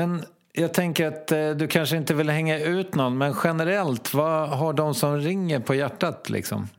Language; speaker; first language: Swedish; native; Swedish